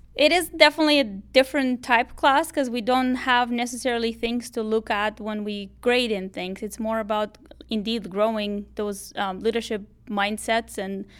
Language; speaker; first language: English; non-native, fluent; Romanian